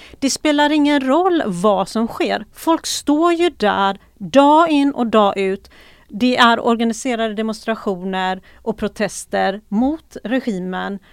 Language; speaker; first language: Swedish; early bilingual, other home language; Persian